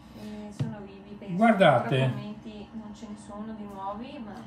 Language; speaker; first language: Italian; native; Italian